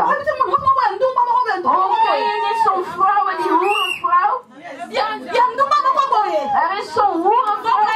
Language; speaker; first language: Dutch; non-native, fluent; Lingala